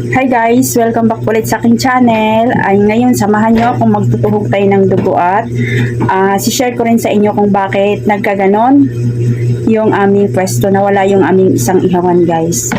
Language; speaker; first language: Filipino; non-native, local second language; Cebuano